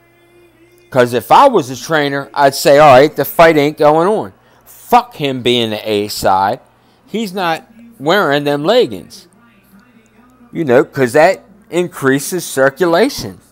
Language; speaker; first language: English; native; English